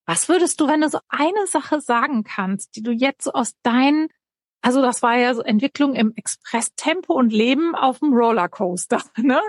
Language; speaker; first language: German; native; German